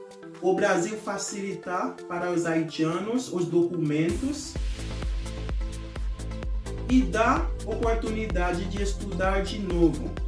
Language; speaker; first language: Portuguese; non-native, learner; Haitian Creole